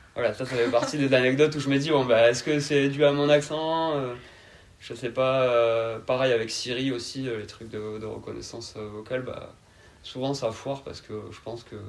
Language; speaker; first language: French; native; French